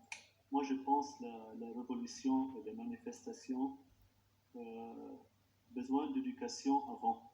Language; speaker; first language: French; non-native, local second language; Arabic